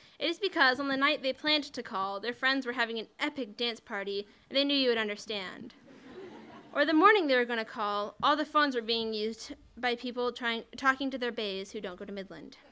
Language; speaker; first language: English; native; English